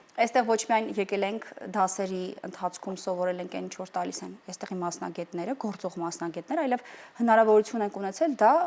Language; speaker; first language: Armenian; native; Armenian